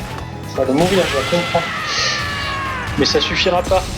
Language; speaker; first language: French; native; French